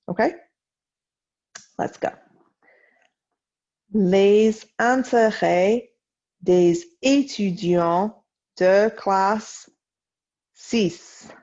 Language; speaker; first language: French; non-native, fluent; English